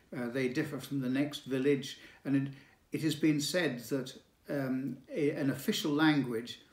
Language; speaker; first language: English; native; English